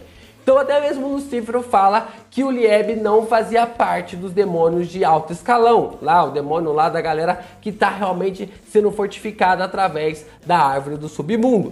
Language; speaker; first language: Portuguese; native; Portuguese